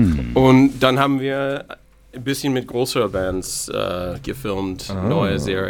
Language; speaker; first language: German; non-native, fluent; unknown